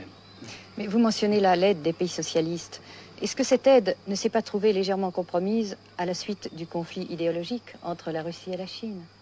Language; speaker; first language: French; native; French